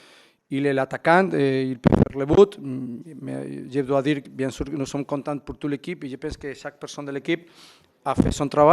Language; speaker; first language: French; non-native, fluent; Spanish